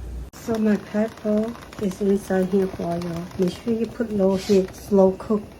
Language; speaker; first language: English; non-native, local second language; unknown